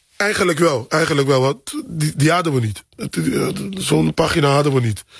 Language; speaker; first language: Dutch; non-native, local second language; Papiamento